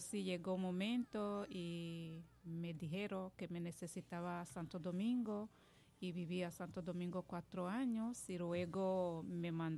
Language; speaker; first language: Spanish; non-native, fluent; Kinyarwanda